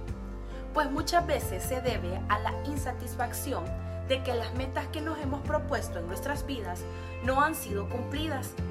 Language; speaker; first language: Spanish; native; Spanish